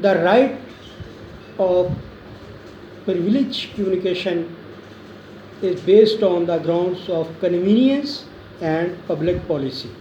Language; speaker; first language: English; non-native, local second language; Urdu